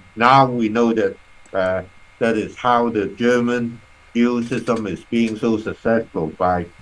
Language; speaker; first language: English; non-native, local second language; Cantonese